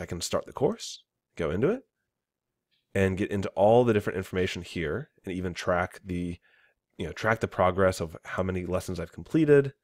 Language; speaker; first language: English; native; English